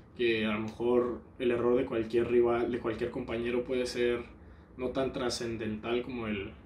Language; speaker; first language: Spanish; native; Spanish